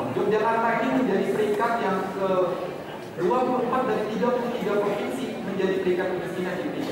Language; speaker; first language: Indonesian; native; Indonesian